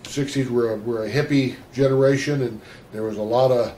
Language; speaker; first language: English; native; English